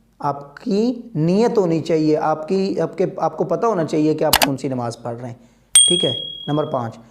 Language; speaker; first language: Urdu; non-native, local second language; Punjabi